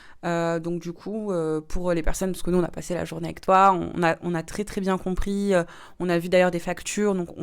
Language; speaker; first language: French; native; French